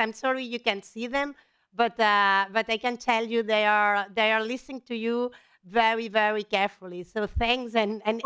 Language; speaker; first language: English; non-native, fluent; Catalan